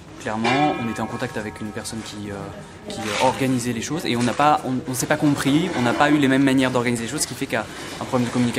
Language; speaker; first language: French; native; French